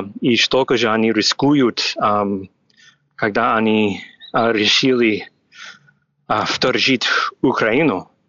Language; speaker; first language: Russian; non-native, fluent; English